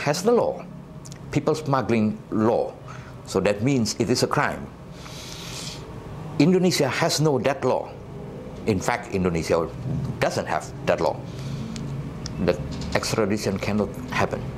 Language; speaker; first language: English; non-native, fluent; Indonesian